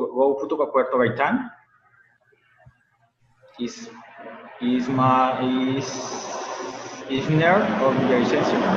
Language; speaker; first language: English; non-native, learner; Spanish